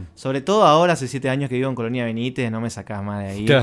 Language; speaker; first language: Spanish; native; Spanish